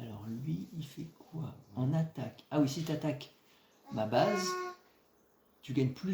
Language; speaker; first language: French; native; French